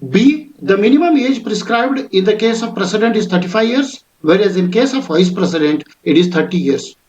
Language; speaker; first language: English; non-native, local second language; Kannada